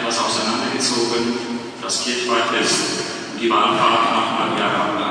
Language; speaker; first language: German; native; German